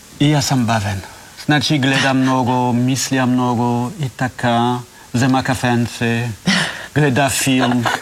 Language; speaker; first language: Bulgarian; non-native, learner; French